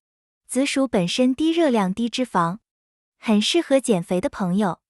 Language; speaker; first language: Chinese; native; Chinese